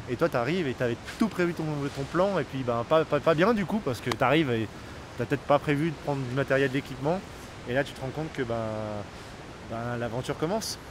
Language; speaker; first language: French; native; French